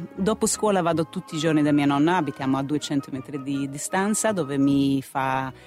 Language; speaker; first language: Italian; non-native, fluent; Swedish